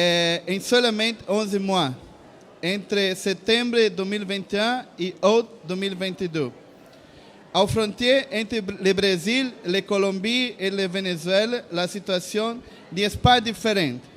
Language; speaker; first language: French; non-native, learner; Portuguese